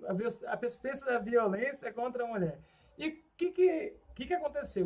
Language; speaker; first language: Portuguese; native; Portuguese